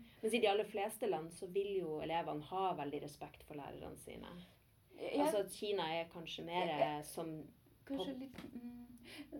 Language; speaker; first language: Norwegian; native; Norwegian